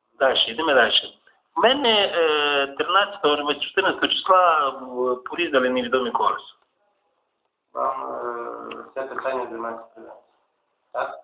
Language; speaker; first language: Ukrainian; native; Ukrainian